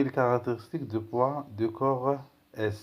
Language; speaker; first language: French; non-native, local second language; Arabic